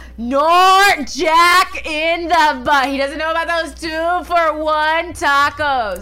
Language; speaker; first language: English; early bilingual, other home language; Spanish